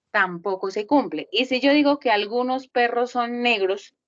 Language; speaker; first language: Spanish; native; Spanish